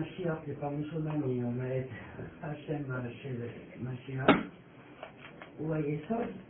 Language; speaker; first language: Hebrew; non-native, learner; French